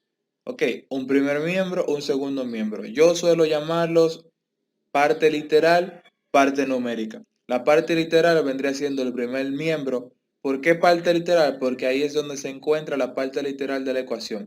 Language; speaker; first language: Spanish; native; Spanish